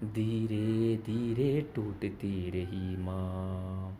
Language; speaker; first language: Hindi; non-native, local second language; Malayalam